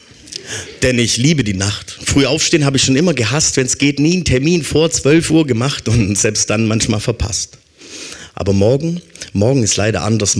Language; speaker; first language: German; native; German